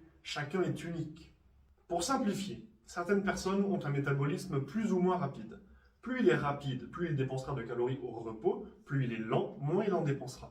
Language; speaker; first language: French; native; French